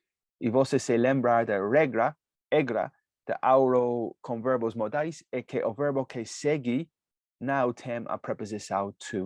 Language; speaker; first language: Portuguese; non-native, fluent; English